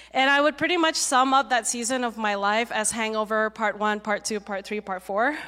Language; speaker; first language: English; native; English